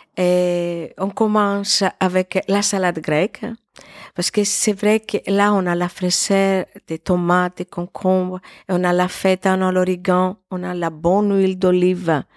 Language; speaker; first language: French; non-native, fluent; Greek